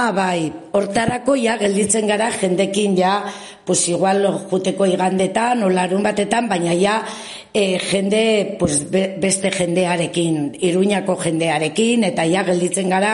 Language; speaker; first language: Basque; non-native, local second language; Spanish